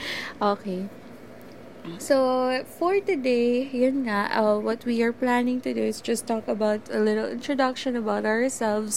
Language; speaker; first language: English; non-native, local second language; Filipino